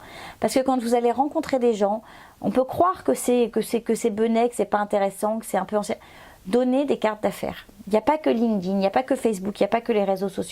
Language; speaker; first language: French; native; French